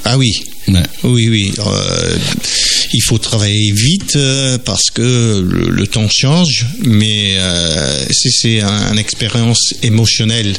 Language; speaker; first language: French; non-native, fluent; English